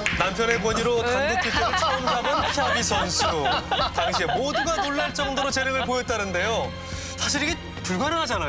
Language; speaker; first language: Korean; native; Korean